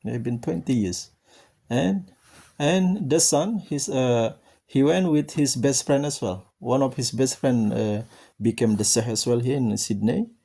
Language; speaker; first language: English; non-native, learner; Indonesian